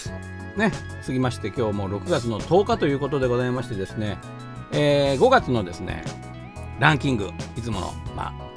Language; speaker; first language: Japanese; native; Japanese